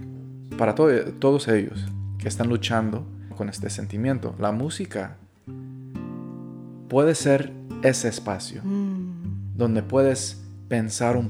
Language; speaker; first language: Spanish; early bilingual, heritage; Spanish